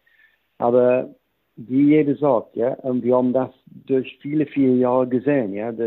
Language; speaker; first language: German; non-native, fluent; English